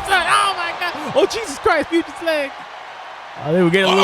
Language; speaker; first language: English; native; English